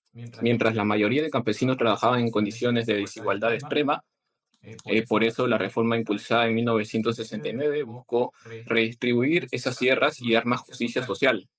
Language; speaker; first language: Spanish; native; Spanish